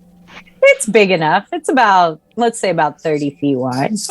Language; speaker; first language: English; native; English